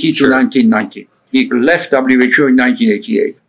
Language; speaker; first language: English; non-native, fluent; French